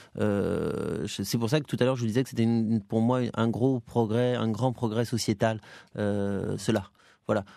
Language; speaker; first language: French; native; French